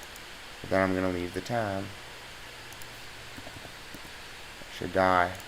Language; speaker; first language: English; native; English